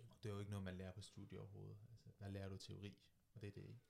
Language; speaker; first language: Danish; early bilingual, other home language; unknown